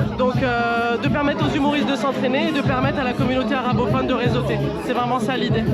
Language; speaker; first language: French; non-native, local second language; Arabic